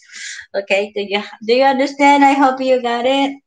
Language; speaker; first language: English; non-native, learner; Japanese